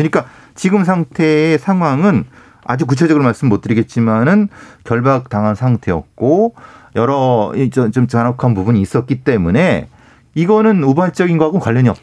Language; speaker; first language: Korean; native; Korean